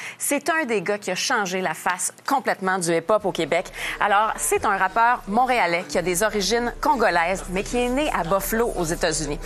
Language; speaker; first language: French; native; French